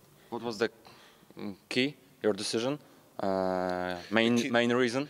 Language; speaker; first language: English; non-native, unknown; Polish